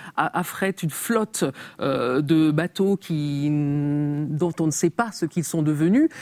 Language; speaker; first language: French; native; French